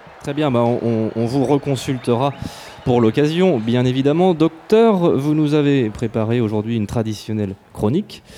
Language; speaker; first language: French; native; French